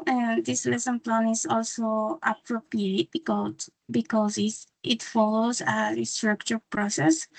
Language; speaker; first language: English; non-native, learner; Spanish